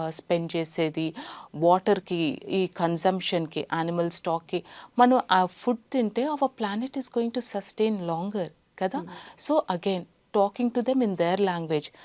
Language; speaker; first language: Telugu; native; Telugu